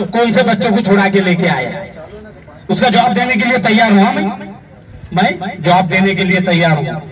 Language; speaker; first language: Hindi; native; Hindi